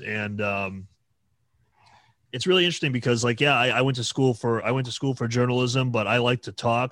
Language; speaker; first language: English; native; English